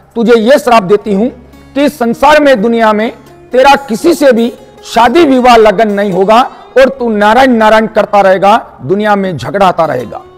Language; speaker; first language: Hindi; non-native, local second language; Marathi